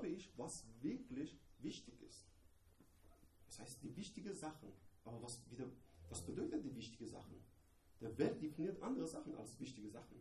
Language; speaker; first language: German; non-native, learner; Persian